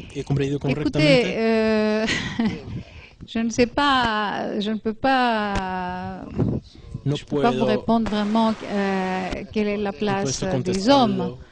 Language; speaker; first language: French; non-native, fluent; Greek